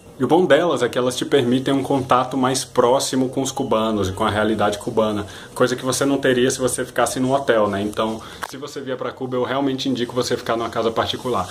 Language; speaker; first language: Portuguese; native; Portuguese